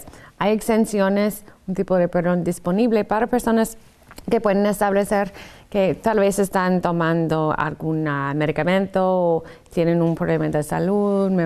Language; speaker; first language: Spanish; non-native, fluent; English